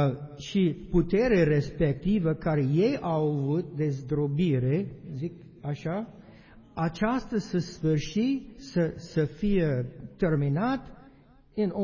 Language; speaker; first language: Romanian; non-native, learner; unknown